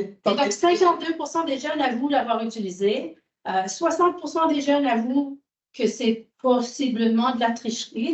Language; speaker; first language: French; native; French